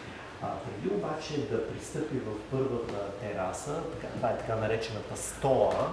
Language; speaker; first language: Bulgarian; native; Bulgarian